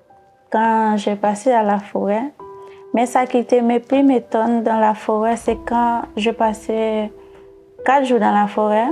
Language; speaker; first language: French; non-native, learner; Haitian Creole